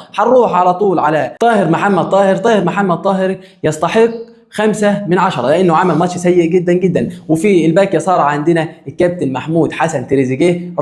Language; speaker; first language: Arabic; native; Arabic